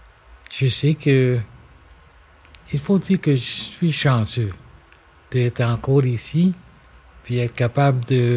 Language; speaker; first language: French; non-native, local second language; English